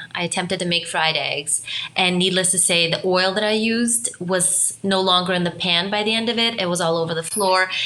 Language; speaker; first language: English; non-native, fluent; Romanian